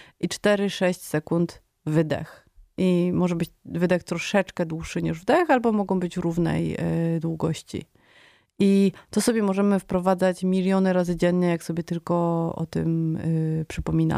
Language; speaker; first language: Polish; native; Polish